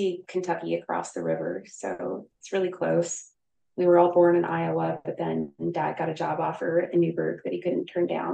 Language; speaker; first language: English; native; English